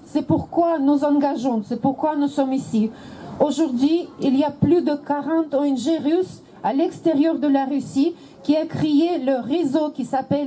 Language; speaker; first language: French; non-native, fluent; Russian